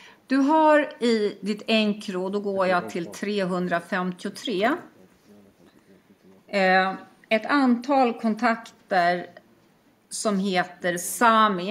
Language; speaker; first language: Swedish; native; Swedish